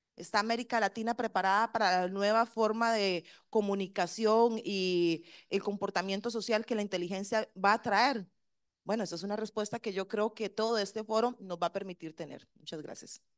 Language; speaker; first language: Spanish; native; Spanish